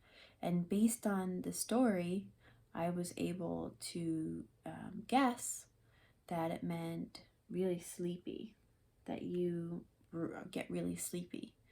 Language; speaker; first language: English; native; English